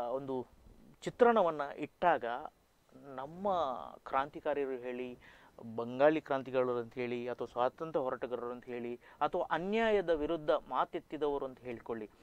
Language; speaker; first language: Kannada; native; Kannada